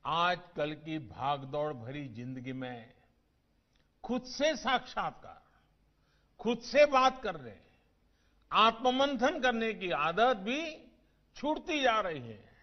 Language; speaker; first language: Hindi; non-native, local second language; Gujarati